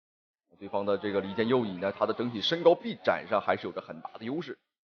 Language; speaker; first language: Chinese; native; Chinese